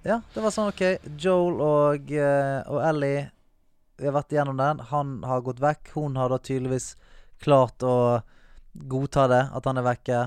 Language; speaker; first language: Norwegian; native; Norwegian